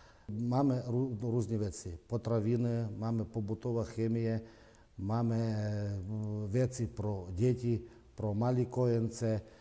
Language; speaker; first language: Czech; non-native, fluent; Ukrainian